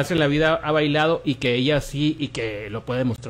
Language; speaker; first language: Spanish; native; Spanish